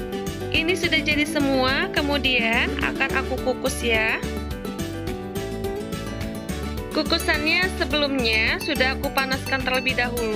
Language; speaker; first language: Indonesian; native; Indonesian